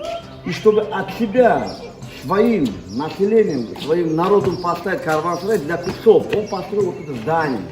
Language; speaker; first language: Russian; non-native, local second language; Uzbek